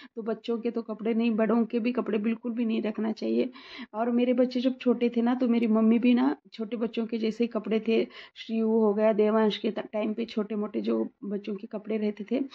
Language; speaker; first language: Hindi; non-native, local second language; Marathi